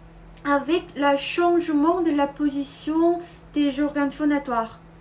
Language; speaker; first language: French; non-native, fluent; Korean